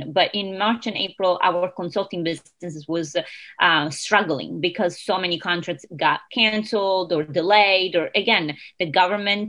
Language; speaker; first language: English; non-native, fluent; Italian